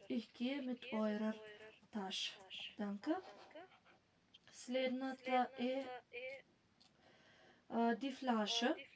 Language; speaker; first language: German; non-native, fluent; Macedonian